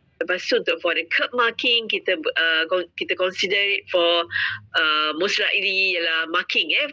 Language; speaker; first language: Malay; native; Malay